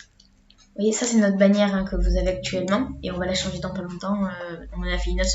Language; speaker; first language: French; native; French